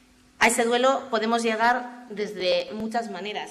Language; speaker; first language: Spanish; native; Spanish